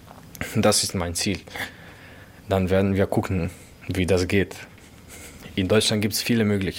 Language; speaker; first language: German; non-native, learner; Bosnian